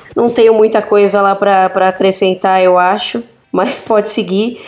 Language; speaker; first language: Portuguese; native; Portuguese